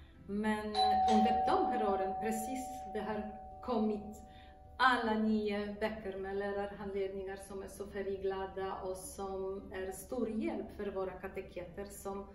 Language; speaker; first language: Swedish; non-native, fluent; Polish